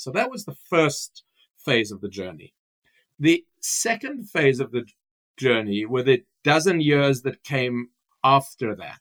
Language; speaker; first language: English; native; English